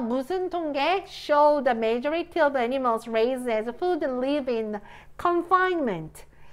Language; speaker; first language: English; non-native, fluent; Korean